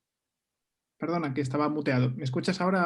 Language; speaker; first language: Spanish; native; Spanish